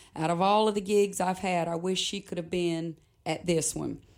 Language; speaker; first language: English; native; English